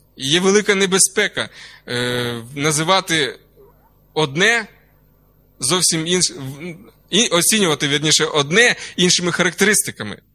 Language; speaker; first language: Ukrainian; non-native, local second language; Russian